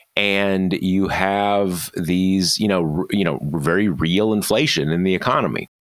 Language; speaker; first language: English; native; English